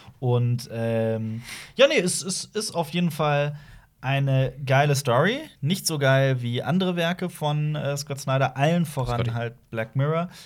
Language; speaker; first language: German; native; German